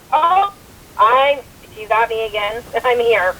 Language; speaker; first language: English; native; English